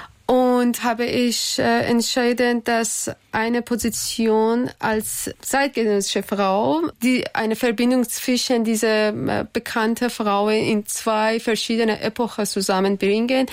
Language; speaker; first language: German; non-native, learner; Persian